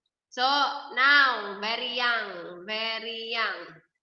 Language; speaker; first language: English; non-native, fluent; Indonesian